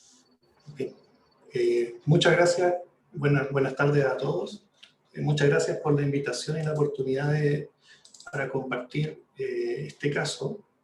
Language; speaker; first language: Spanish; native; Spanish